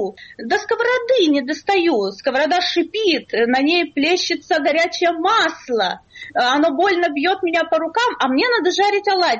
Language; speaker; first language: Russian; native; Russian